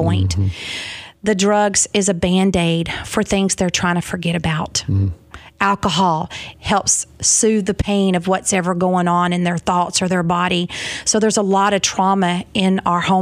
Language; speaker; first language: English; native; English